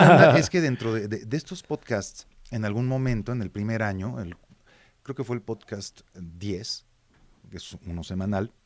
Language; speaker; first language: Spanish; native; Spanish